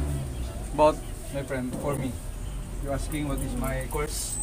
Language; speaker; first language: English; non-native, learner; Filipino